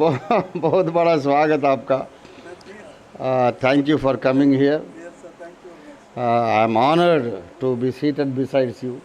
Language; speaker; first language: Hindi; non-native, local second language; Telugu